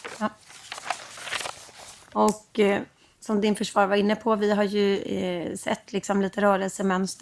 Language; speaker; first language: Swedish; native; Swedish